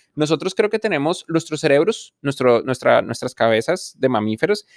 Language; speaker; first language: Spanish; native; Spanish